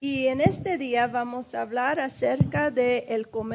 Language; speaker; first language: Spanish; early bilingual, heritage; English